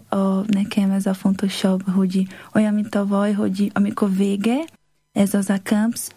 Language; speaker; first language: Hungarian; non-native, learner; Portuguese